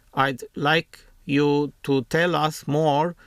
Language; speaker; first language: English; non-native, fluent; Romanian